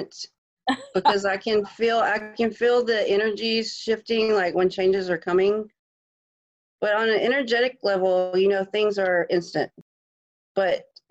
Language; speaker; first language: English; native; English